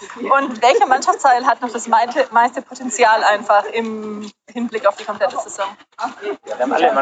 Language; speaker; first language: German; native; German